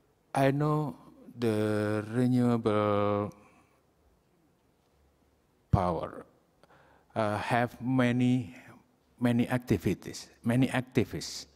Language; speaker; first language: English; non-native, learner; Indonesian